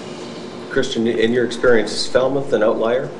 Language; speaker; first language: English; native; English